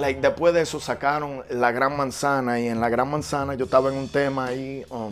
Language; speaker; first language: Spanish; early bilingual, heritage; Spanish